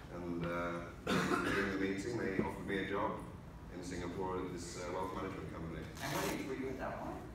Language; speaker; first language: English; native; English